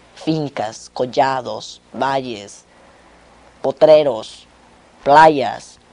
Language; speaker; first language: Spanish; native; Spanish